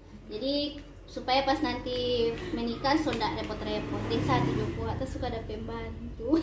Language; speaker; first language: Indonesian; native; Indonesian